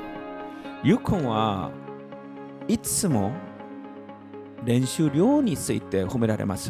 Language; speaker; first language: Japanese; non-native, fluent; Korean